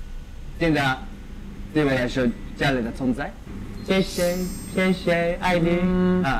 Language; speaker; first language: Chinese; non-native, learner; Thai